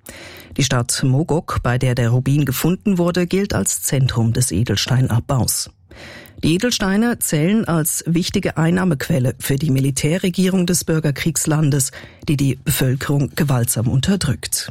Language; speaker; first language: German; native; German